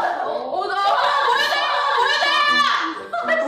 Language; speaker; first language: Korean; native; Korean